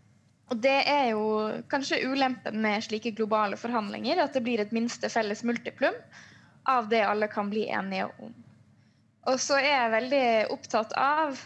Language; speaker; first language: Norwegian; native; Norwegian